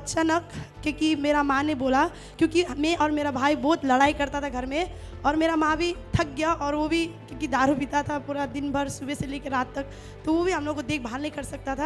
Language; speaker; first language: Hindi; non-native, local second language; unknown